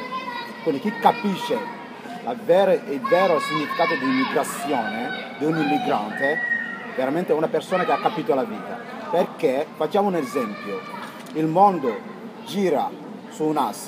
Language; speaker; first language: Italian; non-native, fluent; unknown